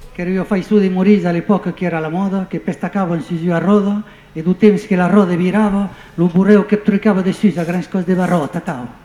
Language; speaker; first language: French; native; French